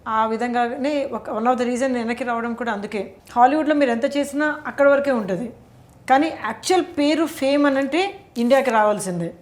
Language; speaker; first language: Telugu; native; Telugu